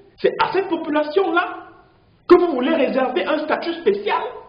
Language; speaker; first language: French; native; French